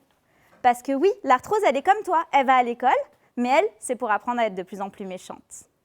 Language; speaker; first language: French; native; French